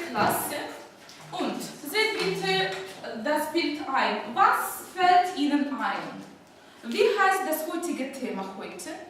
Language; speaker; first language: German; non-native, fluent; Ukrainian